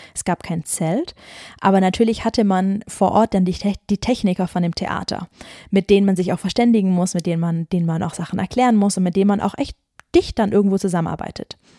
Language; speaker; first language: German; native; German